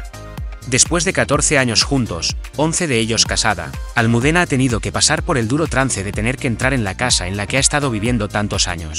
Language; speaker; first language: Spanish; native; Spanish